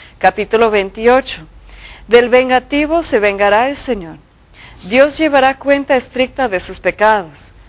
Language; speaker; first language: Spanish; early bilingual, other home language; English